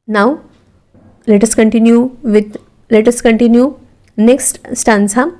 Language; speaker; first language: English; non-native, local second language; Marathi